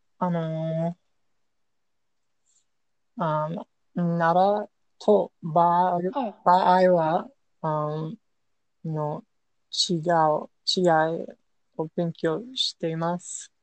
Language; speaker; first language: Japanese; non-native, learner; English